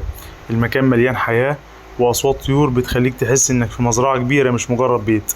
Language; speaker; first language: Arabic; native; Arabic